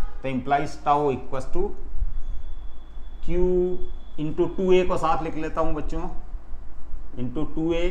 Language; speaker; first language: Hindi; native; Hindi